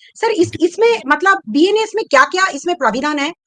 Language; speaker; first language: Hindi; non-native, local second language; Bangla